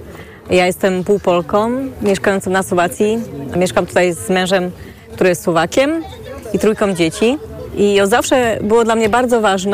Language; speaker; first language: Polish; early bilingual, heritage; Polish